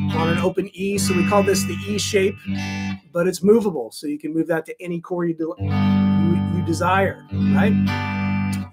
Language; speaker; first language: English; native; English